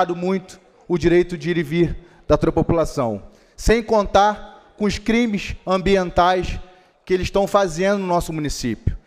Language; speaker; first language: Portuguese; native; Portuguese